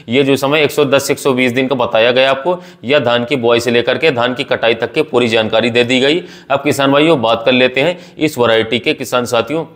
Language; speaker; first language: Hindi; native; Hindi